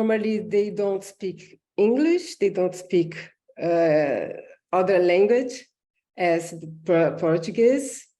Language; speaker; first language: English; non-native, learner; Portuguese